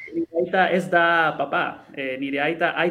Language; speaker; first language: Basque; non-native, learner; Spanish